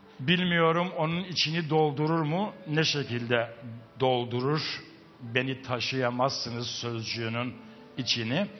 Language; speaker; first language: Turkish; native; Turkish